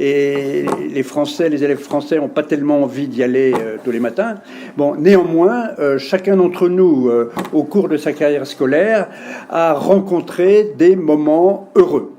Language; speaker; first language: French; native; French